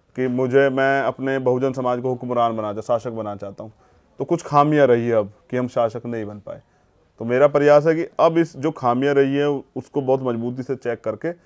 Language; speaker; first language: Hindi; native; Hindi